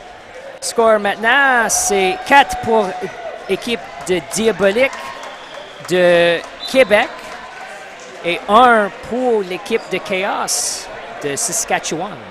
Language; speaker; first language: French; non-native, local second language; English